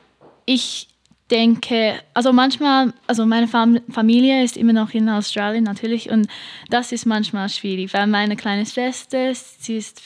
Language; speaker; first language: German; non-native, learner; English